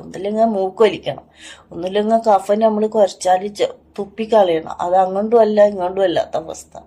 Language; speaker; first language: Malayalam; native; Malayalam